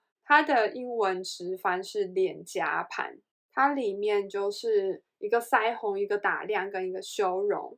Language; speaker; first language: Chinese; native; Chinese